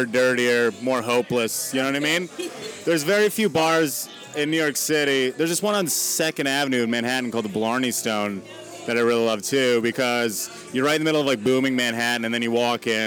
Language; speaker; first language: English; native; English